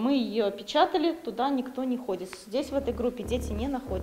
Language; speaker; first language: Russian; native; Russian